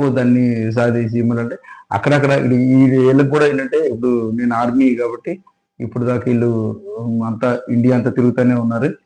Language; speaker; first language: Telugu; native; Telugu